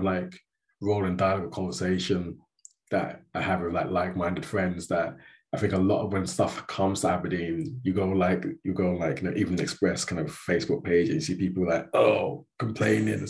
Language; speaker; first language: English; native; English